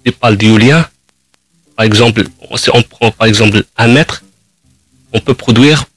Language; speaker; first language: French; non-native, local second language; Arabic